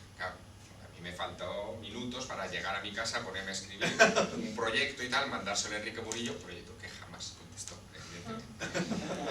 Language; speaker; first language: Spanish; native; Spanish